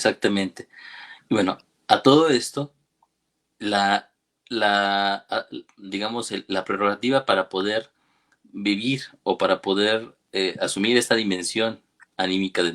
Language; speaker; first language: Spanish; native; Spanish